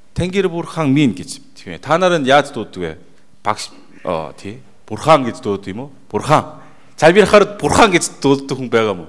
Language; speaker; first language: Mongolian; non-native, fluent; Korean